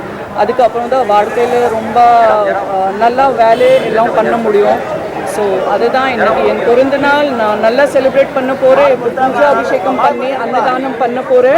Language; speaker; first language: Tamil; non-native, local second language; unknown